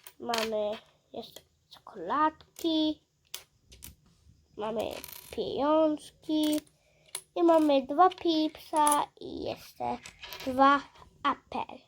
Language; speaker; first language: Polish; early bilingual, heritage; Polish